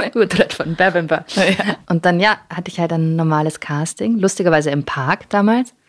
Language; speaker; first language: German; non-native, local second language; English